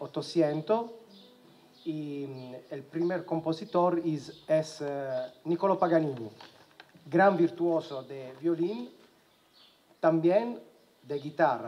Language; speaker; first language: Spanish; non-native, learner; Italian